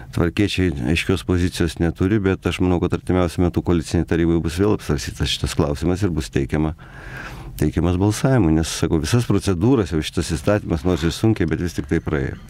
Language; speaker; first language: Lithuanian; native; Lithuanian